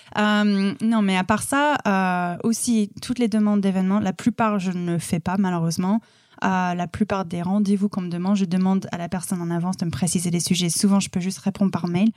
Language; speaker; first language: French; non-native, fluent; English